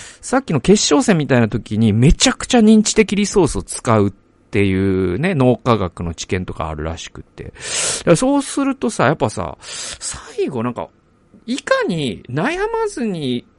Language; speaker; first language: Japanese; native; Japanese